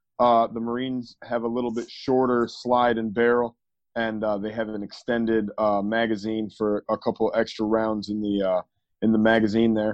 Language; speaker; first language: English; native; English